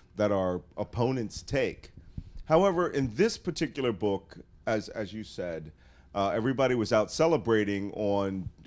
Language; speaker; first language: English; native; English